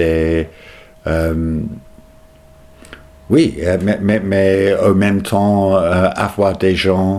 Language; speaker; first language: French; non-native, fluent; English